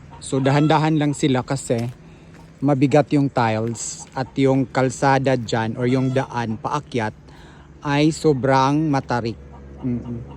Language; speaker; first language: Filipino; non-native, local second language; Cebuano